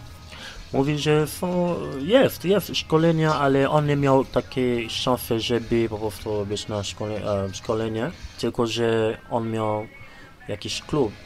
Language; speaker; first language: Polish; non-native, learner; Lingala